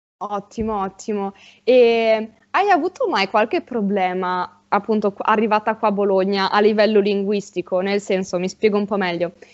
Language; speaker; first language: Italian; native; Italian